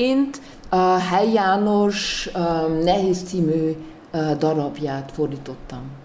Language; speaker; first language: Hungarian; non-native, fluent; German